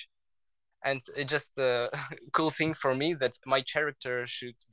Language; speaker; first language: English; non-native, learner; Russian